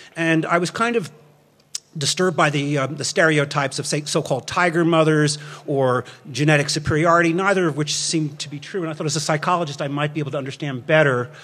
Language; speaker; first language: English; native; English